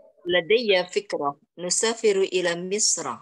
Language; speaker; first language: Arabic; non-native, learner; Indonesian